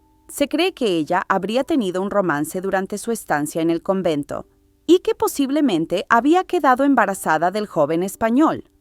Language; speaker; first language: Spanish; native; Spanish